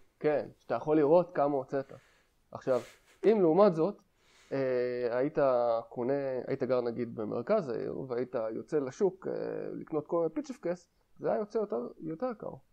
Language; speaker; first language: Hebrew; native; Hebrew